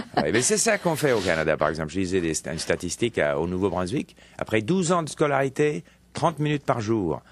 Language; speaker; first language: French; non-native, local second language; English